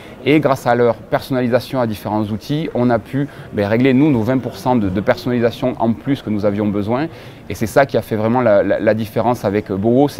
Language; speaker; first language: French; native; French